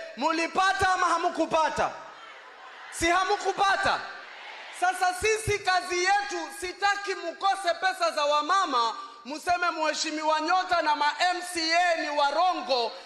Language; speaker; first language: Swahili; native; Swahili